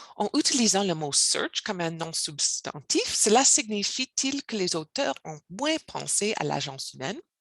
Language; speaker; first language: French; non-native, learner; English